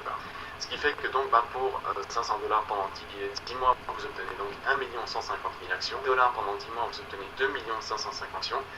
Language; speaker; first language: French; native; French